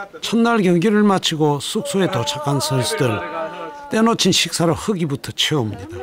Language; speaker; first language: Korean; native; Korean